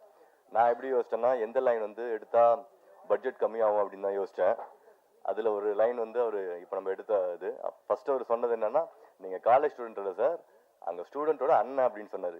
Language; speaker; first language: Tamil; native; Tamil